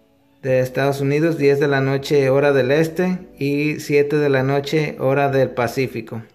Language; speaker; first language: Spanish; native; Spanish